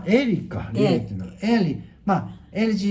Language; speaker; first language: Portuguese; non-native, learner; Japanese